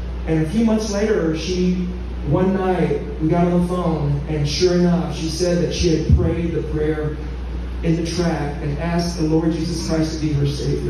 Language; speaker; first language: English; early bilingual, other home language; Vietnamese